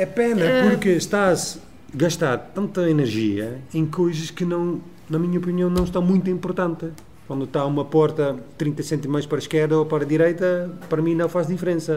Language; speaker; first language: Portuguese; non-native, learner; Dutch